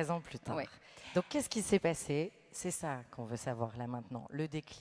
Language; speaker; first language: French; native; French